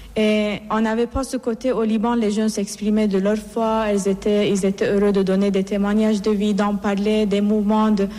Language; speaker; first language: French; non-native, fluent; Persian